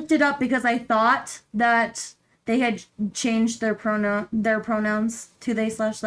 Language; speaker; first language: English; native; English